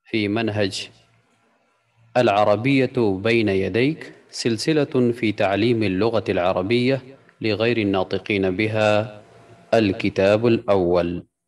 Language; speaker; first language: Arabic; non-native, fluent; Urdu